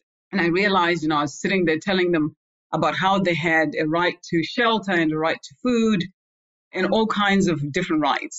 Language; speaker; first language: English; non-native, local second language; Shona